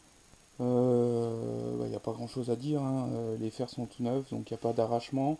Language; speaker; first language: French; native; French